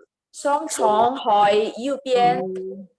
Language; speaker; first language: Chinese; non-native, learner; Indonesian